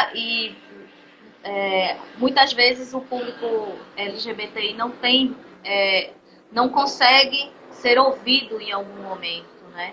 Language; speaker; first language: Portuguese; native; Portuguese